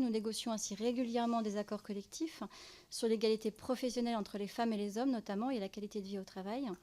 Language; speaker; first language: French; native; French